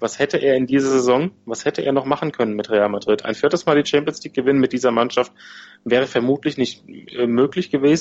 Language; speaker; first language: German; native; German